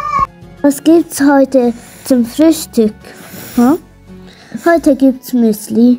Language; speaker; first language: German; non-native, learner; Arabic